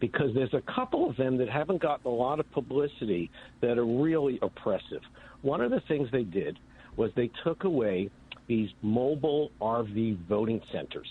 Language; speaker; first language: English; native; English